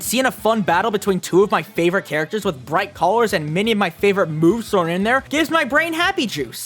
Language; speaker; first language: English; native; English